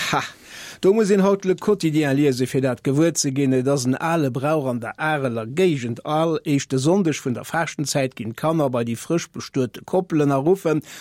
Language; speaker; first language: Luxembourgish; native; Luxembourgish